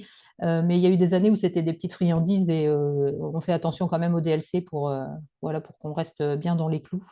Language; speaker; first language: French; native; French